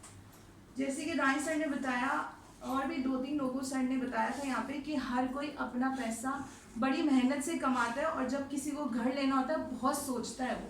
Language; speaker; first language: Urdu; non-native, local second language; Gujarati